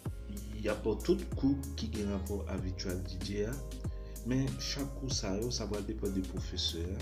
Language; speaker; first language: French; non-native, learner; Haitian Creole